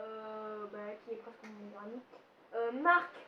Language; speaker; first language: French; native; French